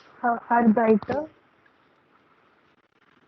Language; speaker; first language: German; non-native, learner; Hindi